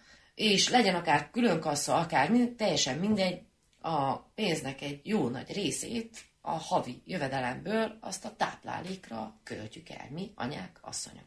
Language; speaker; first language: Hungarian; native; Hungarian